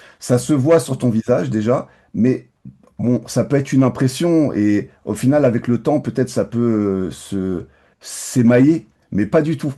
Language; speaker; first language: French; native; French